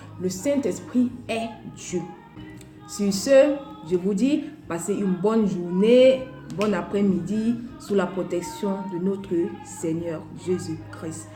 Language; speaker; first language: French; non-native, local second language; Basaa